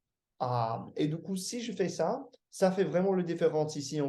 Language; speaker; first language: French; non-native, fluent; English